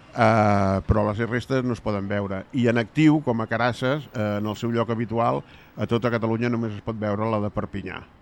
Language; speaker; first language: Catalan; native; Catalan